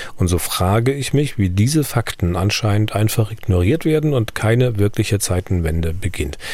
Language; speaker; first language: German; native; German